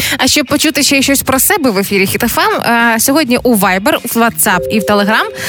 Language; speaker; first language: Ukrainian; native; Ukrainian